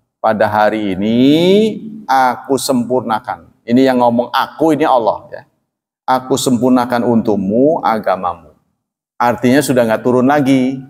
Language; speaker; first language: Indonesian; non-native, local second language; Javanese